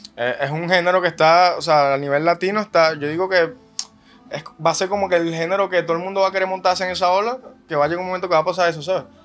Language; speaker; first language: Spanish; native; Spanish